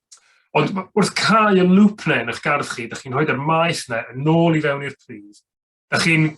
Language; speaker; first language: Welsh; native; Welsh